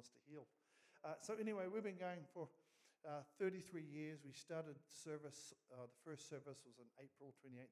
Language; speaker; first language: English; native; English